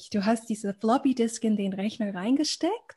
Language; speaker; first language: German; non-native, fluent; English